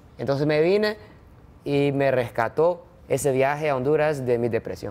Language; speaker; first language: Spanish; non-native, fluent; Japanese